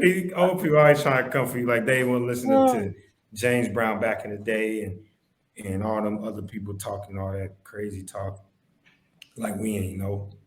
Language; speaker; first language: English; native; English